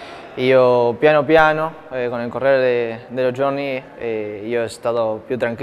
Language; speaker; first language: Italian; non-native, learner; Spanish